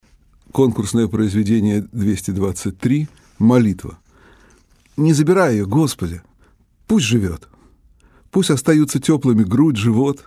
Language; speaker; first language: Russian; native; Russian